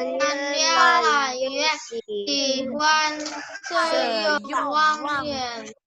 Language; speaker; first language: Chinese; non-native, learner; Indonesian